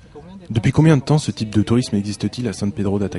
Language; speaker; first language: French; native; French